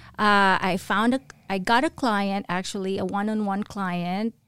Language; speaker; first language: English; non-native, local second language; Filipino